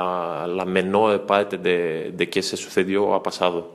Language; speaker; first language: Spanish; non-native, learner; Greek